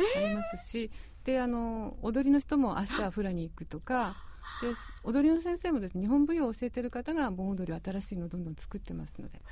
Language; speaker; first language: Japanese; native; Japanese